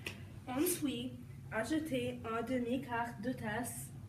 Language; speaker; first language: French; non-native, learner; English